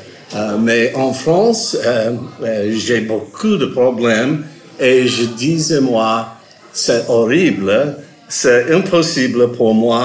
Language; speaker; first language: French; non-native, learner; English